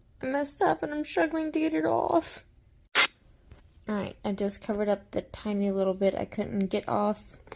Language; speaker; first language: English; native; English